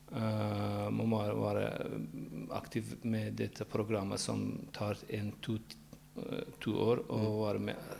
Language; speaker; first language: Norwegian; non-native, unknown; Central Kurdish